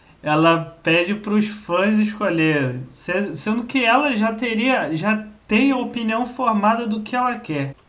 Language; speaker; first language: Portuguese; native; Portuguese